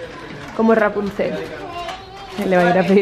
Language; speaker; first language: Spanish; native; Spanish